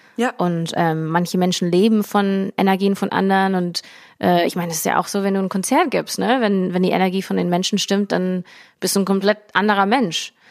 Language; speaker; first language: German; early bilingual, heritage; English